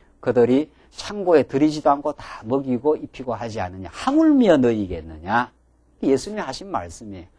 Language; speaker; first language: Korean; native; Korean